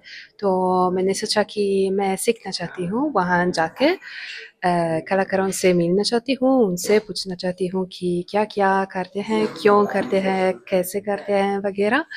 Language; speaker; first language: Hindi; non-native, fluent; Italian